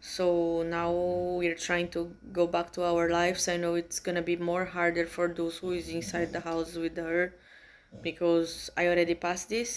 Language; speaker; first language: English; non-native, learner; Portuguese